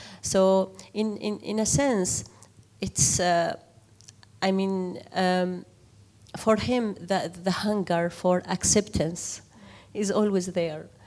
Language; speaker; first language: English; non-native, fluent; Arabic